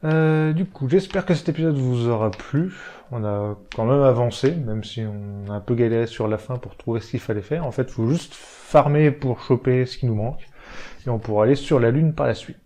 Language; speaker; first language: French; native; French